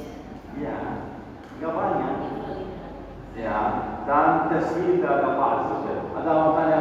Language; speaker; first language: Indonesian; non-native, learner; Arabic